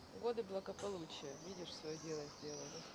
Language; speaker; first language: Russian; native; Russian